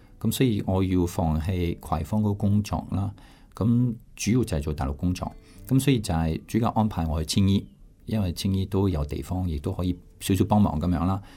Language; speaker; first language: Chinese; non-native, fluent; French